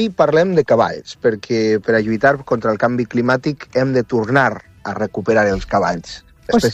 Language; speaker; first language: Catalan; non-native, local second language; Galician